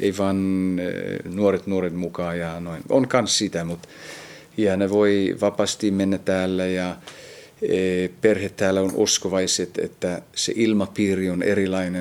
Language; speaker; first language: Finnish; early bilingual, heritage; Finnish